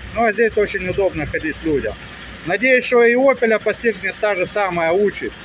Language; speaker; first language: Russian; native; Russian